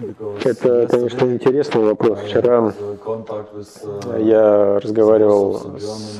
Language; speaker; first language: Russian; non-native, fluent; German